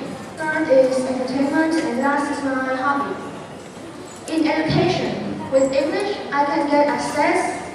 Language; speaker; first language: English; non-native, fluent; Vietnamese